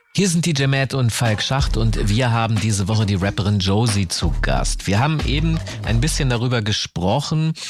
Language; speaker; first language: German; native; German